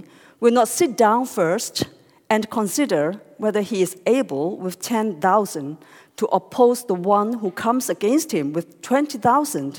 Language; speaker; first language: English; non-native, local second language; Cantonese